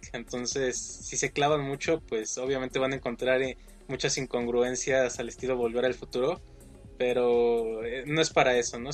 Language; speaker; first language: Spanish; native; Spanish